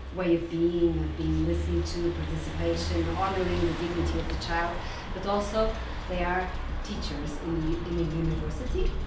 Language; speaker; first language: English; non-native, fluent; Portuguese